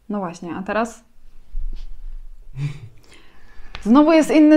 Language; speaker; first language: Polish; native; Polish